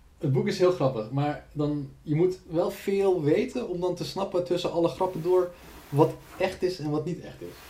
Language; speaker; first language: Dutch; native; Dutch